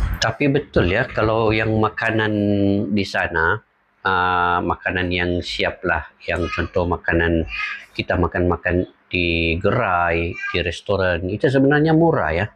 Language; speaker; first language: Malay; native; Malay